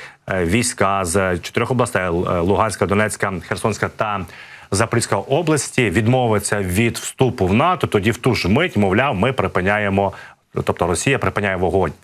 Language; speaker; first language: Ukrainian; native; Ukrainian